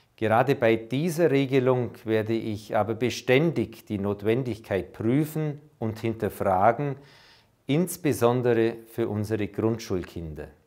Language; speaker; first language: German; native; German